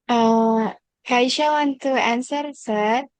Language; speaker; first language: English; non-native, learner; Indonesian